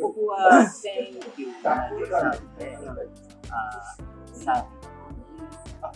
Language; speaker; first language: Japanese; non-native, fluent; Indonesian